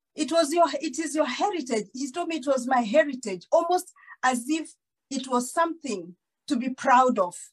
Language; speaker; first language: English; non-native, local second language; Kikuyu